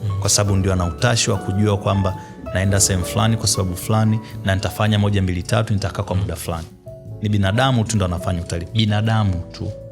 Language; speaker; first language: Swahili; native; Swahili